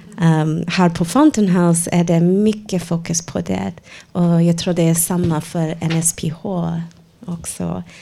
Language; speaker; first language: Swedish; non-native, fluent; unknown